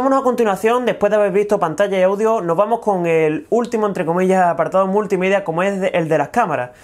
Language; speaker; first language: Spanish; native; Spanish